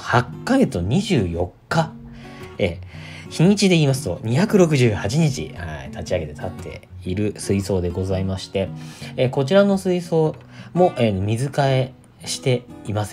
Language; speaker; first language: Japanese; native; Japanese